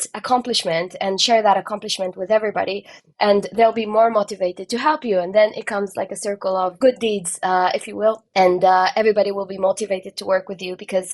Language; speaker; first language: English; non-native, fluent; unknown